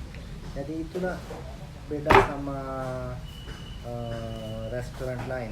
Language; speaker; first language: Indonesian; non-native, learner; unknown